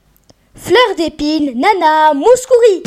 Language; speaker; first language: French; native; French